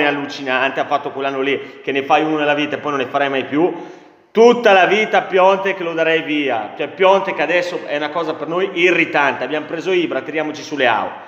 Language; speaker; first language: Italian; native; Italian